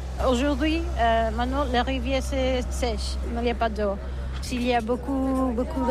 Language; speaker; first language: French; non-native, learner; Catalan